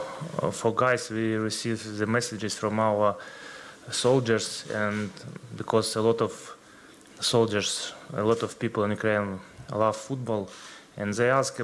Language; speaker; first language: English; non-native, learner; Ukrainian